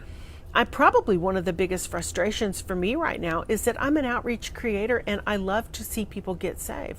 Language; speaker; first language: English; native; English